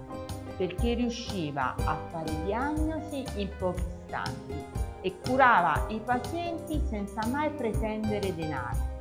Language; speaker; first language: Italian; native; Italian